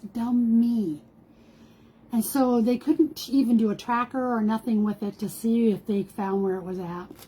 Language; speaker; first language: English; native; English